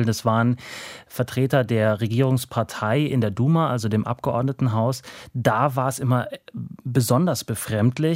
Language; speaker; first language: German; native; German